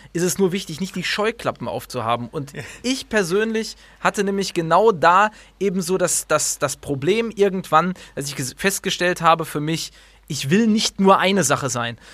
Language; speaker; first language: German; native; German